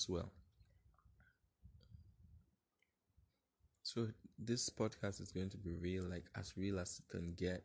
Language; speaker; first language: English; non-native, local second language; Yoruba